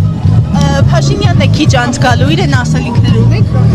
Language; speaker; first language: Armenian; native; Armenian